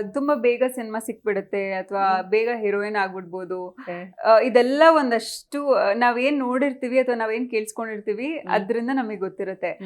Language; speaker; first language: Kannada; native; Kannada